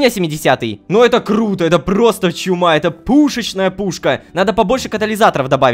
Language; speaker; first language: Russian; native; Russian